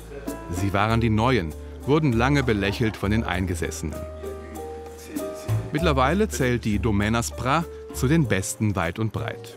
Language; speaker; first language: German; native; German